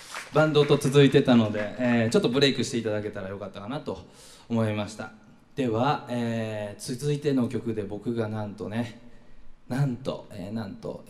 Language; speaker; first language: Japanese; native; Japanese